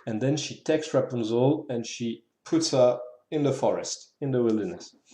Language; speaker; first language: English; non-native, fluent; French